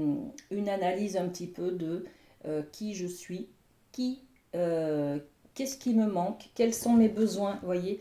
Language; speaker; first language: French; native; French